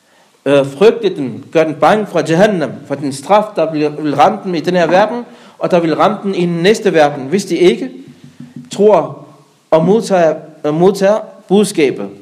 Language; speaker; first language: Danish; early bilingual, other home language; Arabic